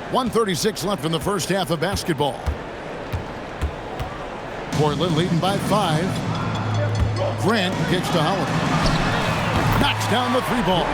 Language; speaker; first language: English; native; English